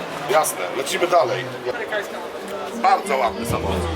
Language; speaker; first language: Polish; native; Polish